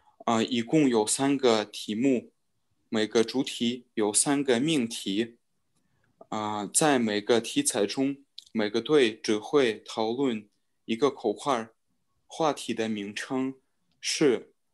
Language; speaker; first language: Chinese; non-native, learner; Russian